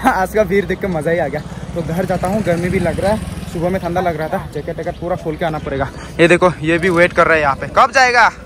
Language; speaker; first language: Hindi; non-native, local second language; Chakma